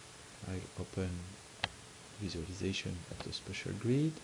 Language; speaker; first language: English; non-native, fluent; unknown